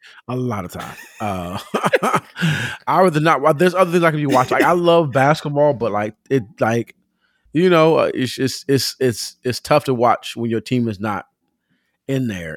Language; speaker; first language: English; native; English